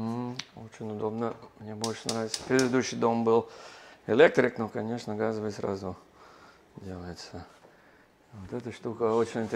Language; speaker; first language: Russian; non-native, fluent; English